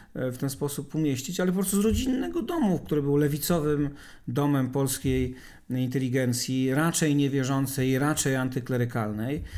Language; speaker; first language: Polish; native; Polish